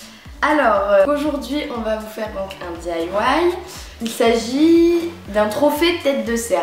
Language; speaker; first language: French; native; French